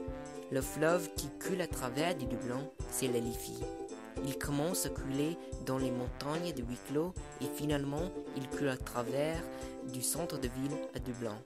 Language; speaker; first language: French; non-native, learner; English